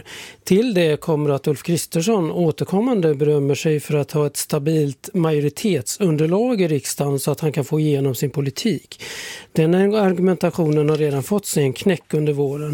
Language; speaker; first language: Swedish; native; Swedish